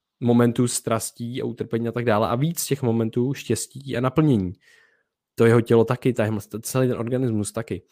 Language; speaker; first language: Czech; native; Czech